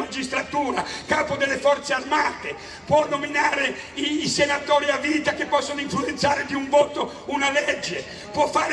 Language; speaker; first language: Italian; native; Italian